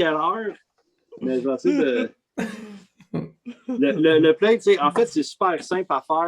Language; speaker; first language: French; native; French